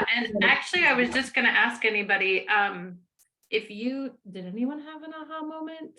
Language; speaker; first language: English; native; English